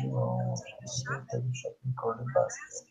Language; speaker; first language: English; non-native, learner; Spanish